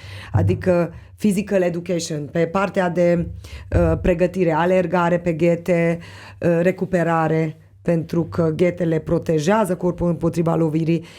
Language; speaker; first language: Romanian; non-native, local second language; Hungarian